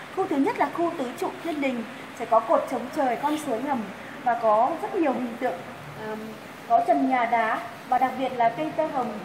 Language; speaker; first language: Vietnamese; non-native, local second language; Tày